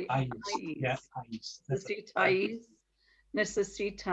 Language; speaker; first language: Spanish; non-native, learner; English